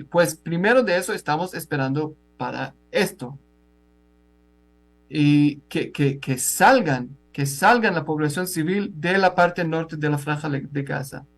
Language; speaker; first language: Spanish; non-native, fluent; Hebrew